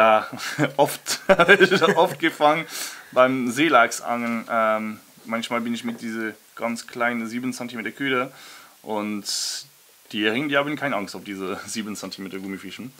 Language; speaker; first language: German; non-native, learner; French